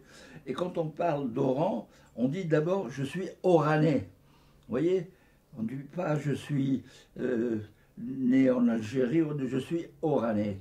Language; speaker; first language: French; native; French